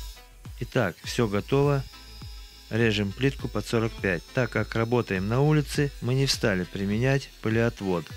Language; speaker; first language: Russian; native; Russian